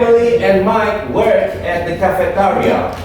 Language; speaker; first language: English; non-native, fluent; Indonesian